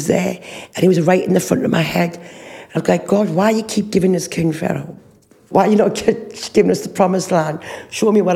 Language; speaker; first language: English; native; English